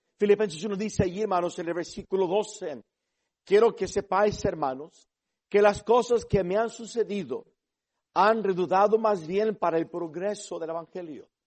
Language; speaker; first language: Spanish; early bilingual, heritage; Spanish